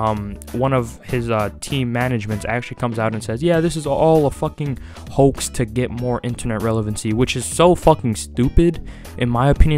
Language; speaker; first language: English; native; English